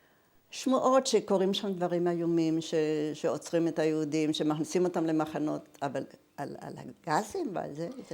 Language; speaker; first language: Hebrew; early bilingual, other home language; German